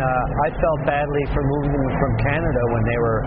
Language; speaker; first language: English; native; English